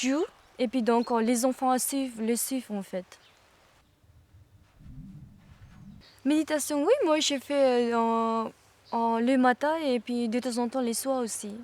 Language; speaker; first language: French; non-native, learner; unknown